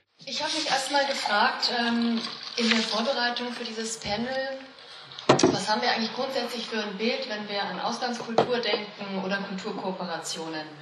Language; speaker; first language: German; native; German